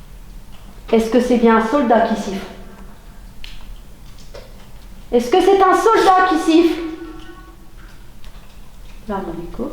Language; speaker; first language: French; native; French